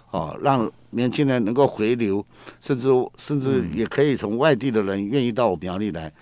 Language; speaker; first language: Chinese; native; Chinese